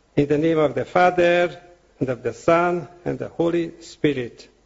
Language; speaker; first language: English; non-native, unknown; Hungarian